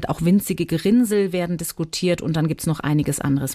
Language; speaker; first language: German; native; German